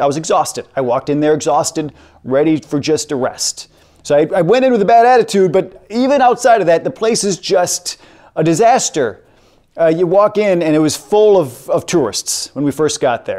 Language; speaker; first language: English; native; English